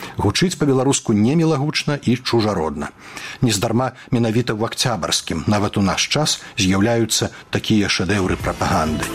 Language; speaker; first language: Belarusian; native; Belarusian